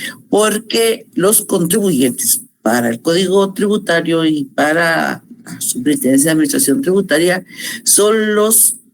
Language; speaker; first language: Spanish; native; Spanish